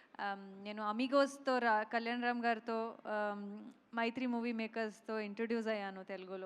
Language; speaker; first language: Telugu; non-native, local second language; Kannada